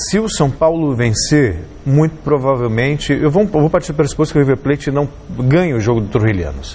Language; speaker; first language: Portuguese; native; Portuguese